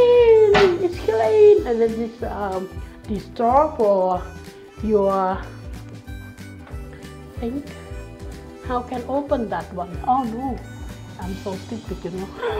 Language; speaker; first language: English; non-native, learner; Thai